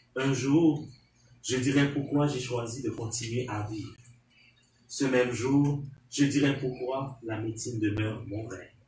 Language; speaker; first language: French; non-native, local second language; Haitian Creole